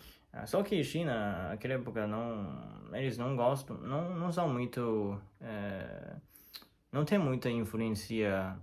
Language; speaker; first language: Portuguese; non-native, learner; Chinese